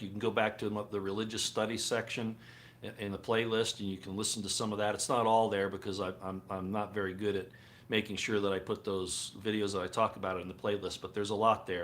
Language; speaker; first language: English; native; English